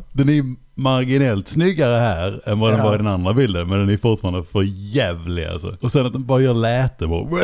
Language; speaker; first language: Swedish; native; Swedish